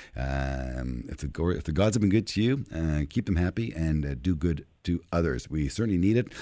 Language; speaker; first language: English; non-native, fluent; Spanish